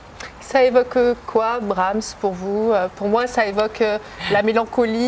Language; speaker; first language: French; native; French